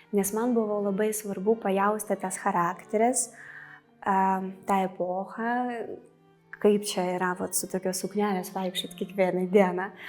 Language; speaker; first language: Lithuanian; non-native, fluent; Russian